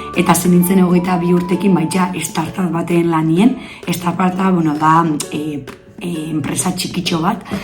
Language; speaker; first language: Basque; native; Basque